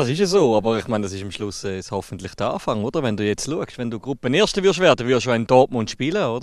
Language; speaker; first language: German; native; German